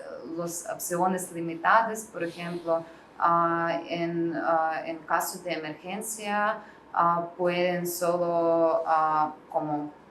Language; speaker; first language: Spanish; non-native, learner; Russian